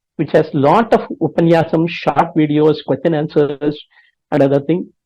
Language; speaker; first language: English; non-native, local second language; Tamil